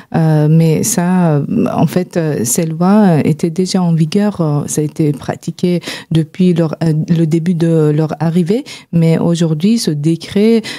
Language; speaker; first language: French; non-native, fluent; Persian